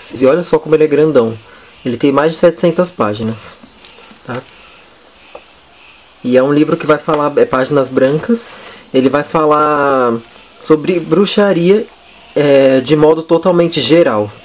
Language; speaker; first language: Portuguese; native; Portuguese